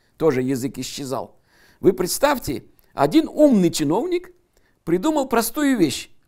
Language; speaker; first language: Russian; non-native, local second language; Crimean Tatar